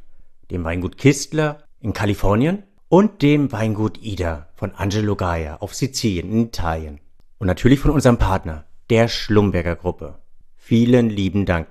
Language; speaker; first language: German; native; German